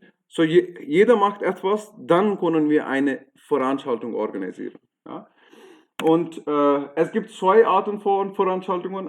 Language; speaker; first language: German; non-native, fluent; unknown